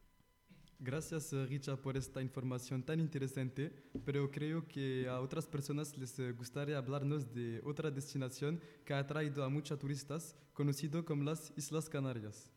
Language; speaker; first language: Spanish; non-native, learner; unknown